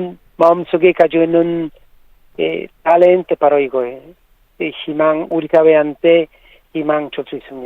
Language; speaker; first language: Korean; non-native, learner; Italian